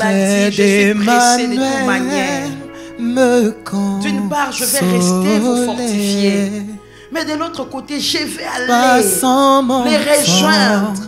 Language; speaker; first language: French; non-native, local second language; Lingala